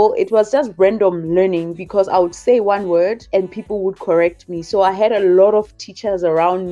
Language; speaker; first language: English; non-native, local second language; Southern Sotho